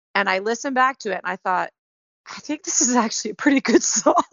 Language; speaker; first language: English; native; English